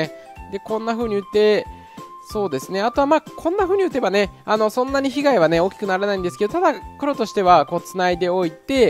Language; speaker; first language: Japanese; native; Japanese